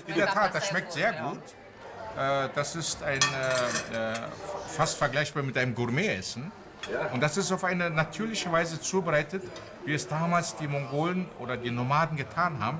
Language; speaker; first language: German; non-native, fluent; Mongolian